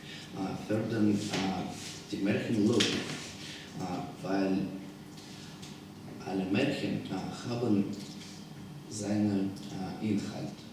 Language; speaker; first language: German; non-native, learner; Russian